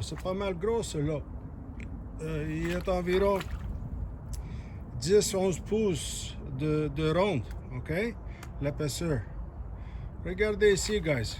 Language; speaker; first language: French; non-native, local second language; English